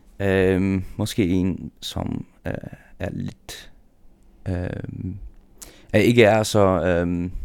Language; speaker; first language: Danish; non-native, local second language; Faroese